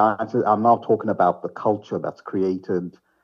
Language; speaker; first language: English; non-native, local second language; Shona